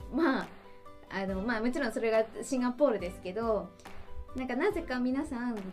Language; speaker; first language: Japanese; non-native, fluent; Malay